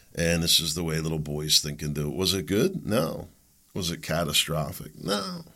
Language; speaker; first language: English; early bilingual, other home language; German